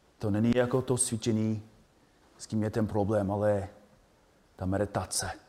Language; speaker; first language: Czech; non-native, fluent; English